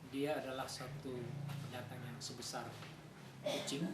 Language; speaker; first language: Malay; native; Malay